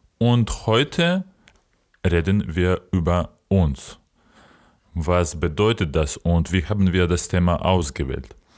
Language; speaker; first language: German; non-native, fluent; Ukrainian